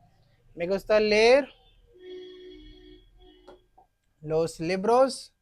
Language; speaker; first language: Spanish; non-native, fluent; Hindi